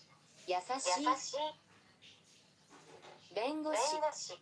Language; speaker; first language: Japanese; non-native, learner; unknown